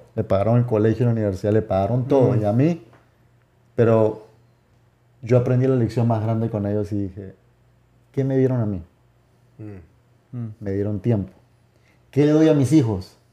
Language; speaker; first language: Spanish; native; Spanish